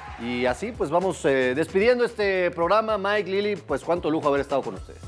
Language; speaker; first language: Spanish; native; Spanish